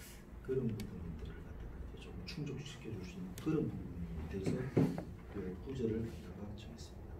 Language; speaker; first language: Korean; native; Korean